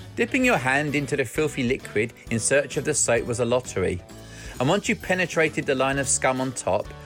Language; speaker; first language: English; native; English